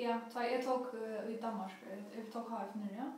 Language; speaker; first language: Danish; non-native, learner; Faroese